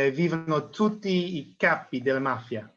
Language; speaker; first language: Italian; non-native, learner; English